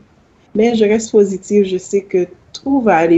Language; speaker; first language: French; non-native, local second language; Haitian Creole